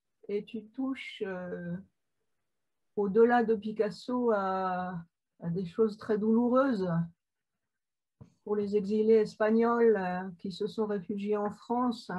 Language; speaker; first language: French; native; French